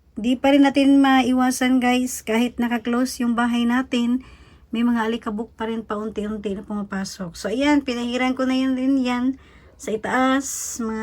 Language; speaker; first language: Filipino; native; Filipino